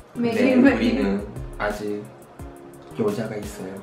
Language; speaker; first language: Korean; non-native, learner; Japanese